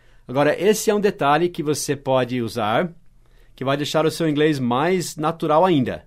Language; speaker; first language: Portuguese; non-native, fluent; English